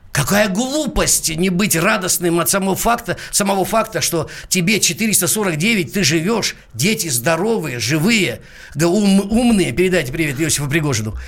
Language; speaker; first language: Russian; non-native, local second language; Georgian